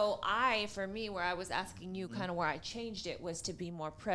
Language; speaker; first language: English; native; English